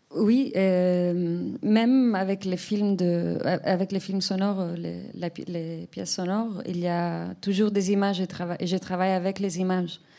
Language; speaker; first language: French; non-native, fluent; Spanish